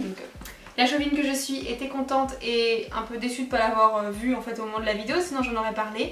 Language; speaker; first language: French; native; French